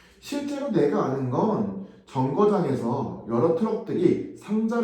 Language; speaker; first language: Korean; native; Korean